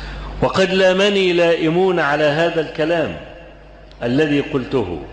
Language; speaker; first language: Arabic; native; Arabic